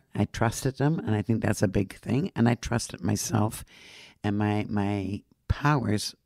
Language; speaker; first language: English; non-native, fluent; Dutch